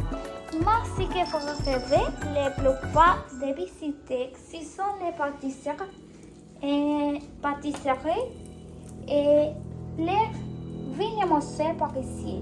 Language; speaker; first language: French; non-native, learner; Spanish